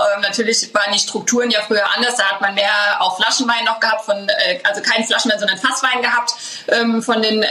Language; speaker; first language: German; native; German